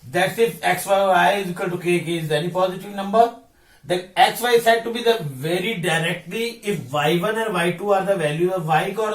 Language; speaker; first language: English; non-native, local second language; Punjabi